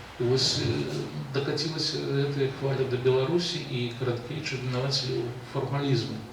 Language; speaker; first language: Belarusian; native; Belarusian